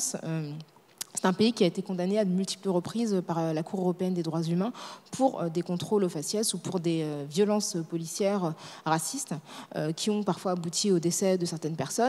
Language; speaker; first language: French; native; French